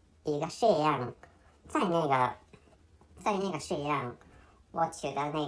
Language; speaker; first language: Chinese; non-native, learner; Japanese